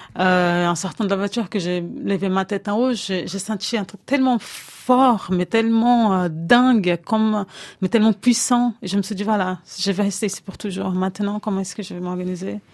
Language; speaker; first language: French; non-native, fluent; Portuguese